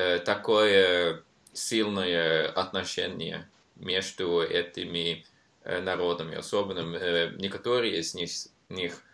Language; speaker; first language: Russian; non-native, learner; Norwegian